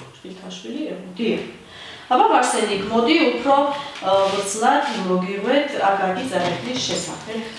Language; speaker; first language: Georgian; non-native, local second language; Armenian